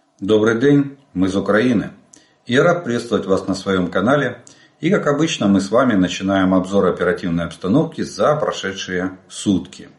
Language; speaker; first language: Russian; native; Russian